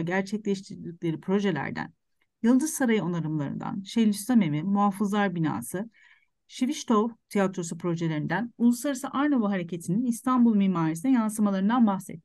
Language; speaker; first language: Turkish; native; Turkish